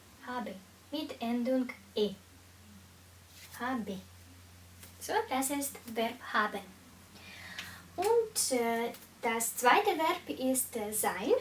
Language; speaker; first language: German; non-native, fluent; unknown